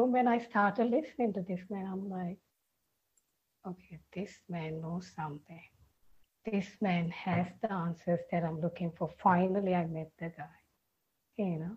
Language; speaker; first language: English; non-native, local second language; Sinhala